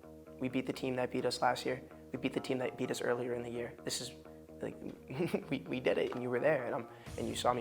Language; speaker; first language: English; native; English